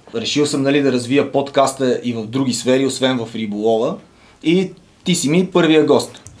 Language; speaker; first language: Bulgarian; native; Bulgarian